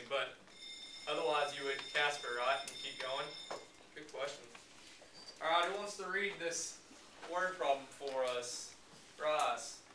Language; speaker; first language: English; native; English